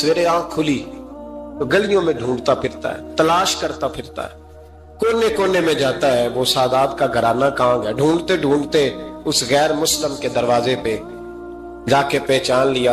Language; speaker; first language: Urdu; native; Urdu